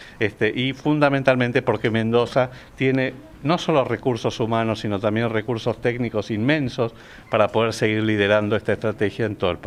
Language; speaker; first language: Spanish; native; Spanish